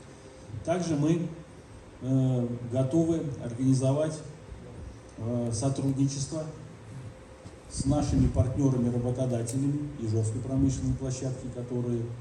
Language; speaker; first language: Russian; native; Russian